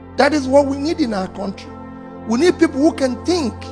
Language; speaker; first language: English; non-native, local second language; Igbo